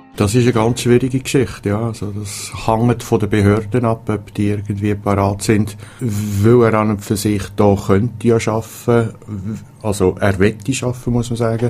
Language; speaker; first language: German; native; German